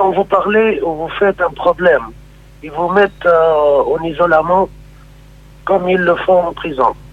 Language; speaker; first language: French; non-native, local second language; Arabic